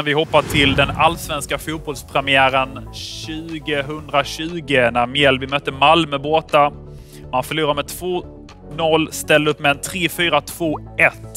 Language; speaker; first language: Swedish; native; Swedish